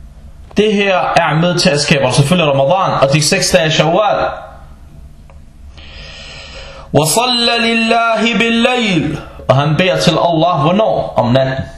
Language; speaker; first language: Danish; non-native, fluent; Arabic